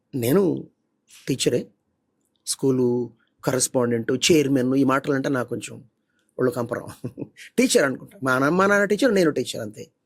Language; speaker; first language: Telugu; native; Telugu